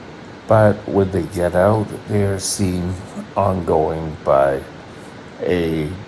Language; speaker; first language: English; native; English